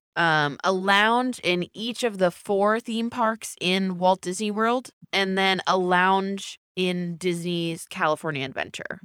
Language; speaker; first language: English; native; English